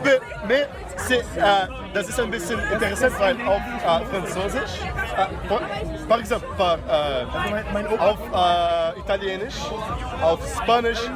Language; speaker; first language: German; non-native, fluent; Portuguese